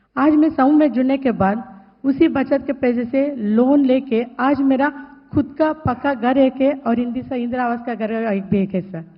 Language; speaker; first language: Hindi; non-native, local second language; Telugu